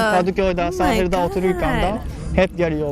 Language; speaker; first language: Turkish; non-native, learner; Japanese